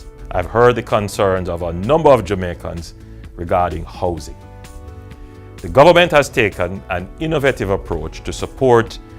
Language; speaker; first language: English; native; English